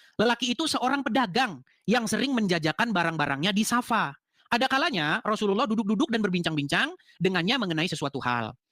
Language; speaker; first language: Indonesian; native; Indonesian